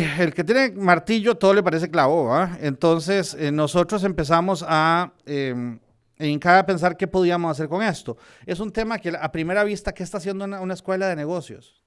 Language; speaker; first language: Spanish; native; Spanish